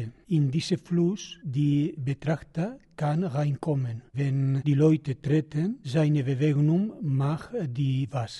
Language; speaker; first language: German; non-native, learner; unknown